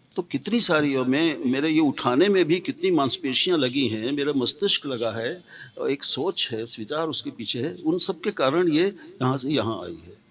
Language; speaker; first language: Hindi; native; Hindi